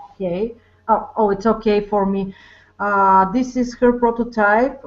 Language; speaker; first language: English; non-native, fluent; Bulgarian